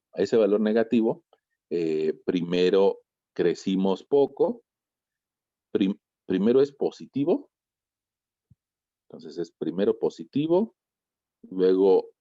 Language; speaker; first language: Spanish; native; Spanish